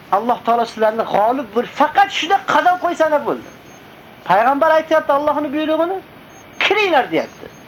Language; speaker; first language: Uzbek; native; Uzbek